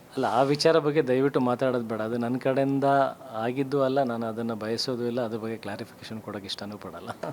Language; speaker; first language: Kannada; native; Kannada